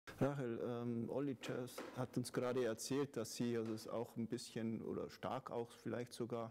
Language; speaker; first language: German; native; German